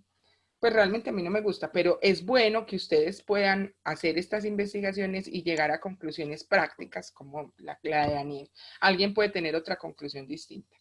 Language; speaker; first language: Spanish; native; Spanish